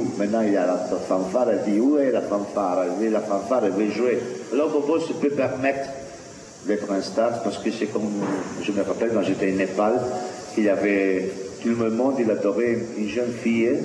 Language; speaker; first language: French; non-native, fluent; Italian